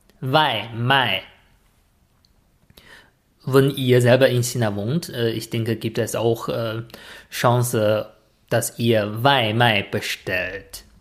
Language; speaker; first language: German; non-native, fluent; Chinese